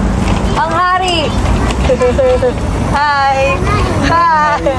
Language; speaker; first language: Filipino; native; Filipino